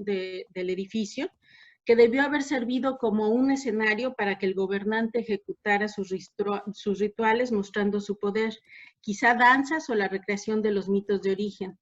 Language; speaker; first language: Spanish; native; Spanish